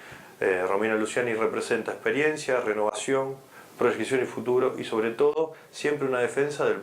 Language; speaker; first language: Spanish; native; Spanish